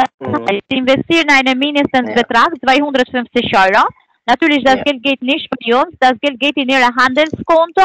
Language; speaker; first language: German; non-native, fluent; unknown